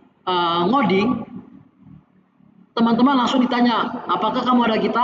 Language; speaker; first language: Indonesian; native; Indonesian